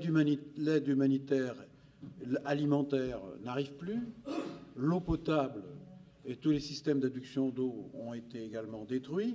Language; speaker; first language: French; native; French